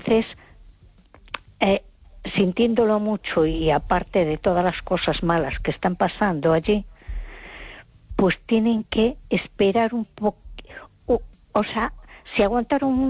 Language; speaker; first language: Spanish; native; Spanish